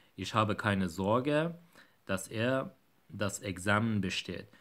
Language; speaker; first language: German; non-native, fluent; Persian